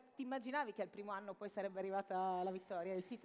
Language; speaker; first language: Italian; native; Italian